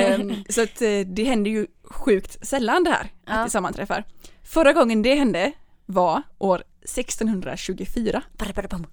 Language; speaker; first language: Swedish; native; Swedish